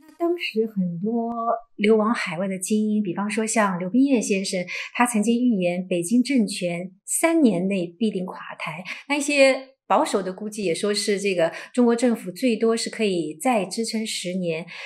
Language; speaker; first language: Chinese; native; Chinese